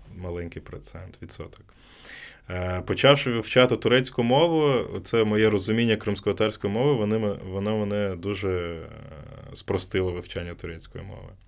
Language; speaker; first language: Ukrainian; non-native, local second language; Crimean Tatar